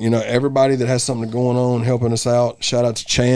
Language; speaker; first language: English; native; English